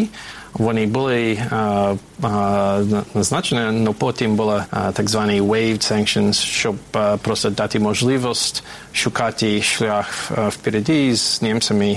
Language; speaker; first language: Ukrainian; non-native, fluent; English